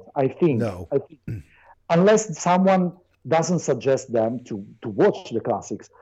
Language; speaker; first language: English; non-native, fluent; Italian